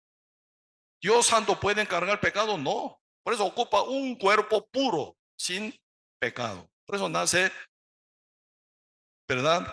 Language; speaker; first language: Spanish; non-native, learner; Korean